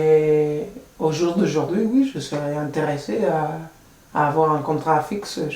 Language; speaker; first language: French; non-native, fluent; Spanish